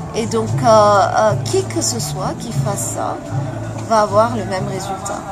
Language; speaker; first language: French; non-native, local second language; Arabic